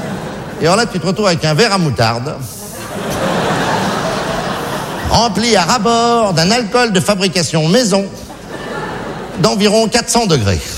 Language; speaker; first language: French; native; French